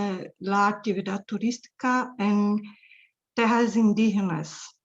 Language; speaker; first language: Spanish; non-native, fluent; Portuguese